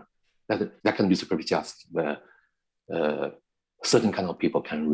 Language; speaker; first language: English; non-native, learner; Chinese